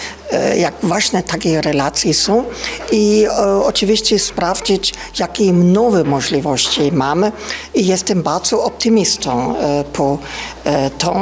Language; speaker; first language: Polish; non-native, learner; German